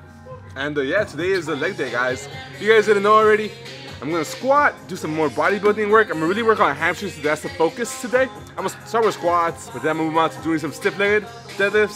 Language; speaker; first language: English; native; English